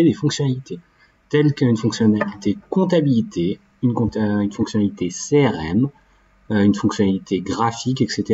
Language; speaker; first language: French; native; French